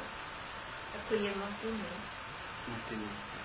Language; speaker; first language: Italian; non-native, local second language; Friulian